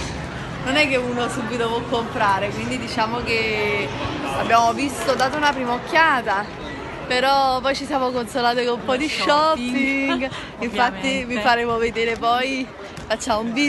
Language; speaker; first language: Italian; native; Italian